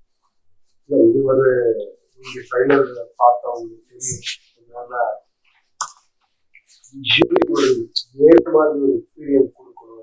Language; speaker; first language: Tamil; non-native, learner; Kannada